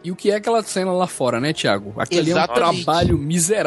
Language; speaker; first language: Portuguese; native; Portuguese